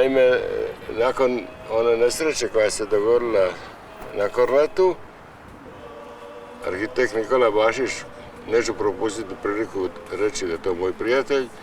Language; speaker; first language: Croatian; native; Croatian